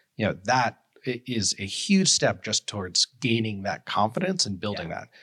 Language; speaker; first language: English; native; English